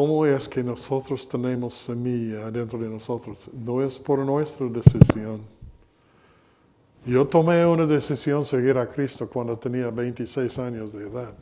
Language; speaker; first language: Spanish; non-native, fluent; English